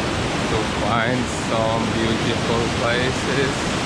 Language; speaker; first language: English; non-native, learner; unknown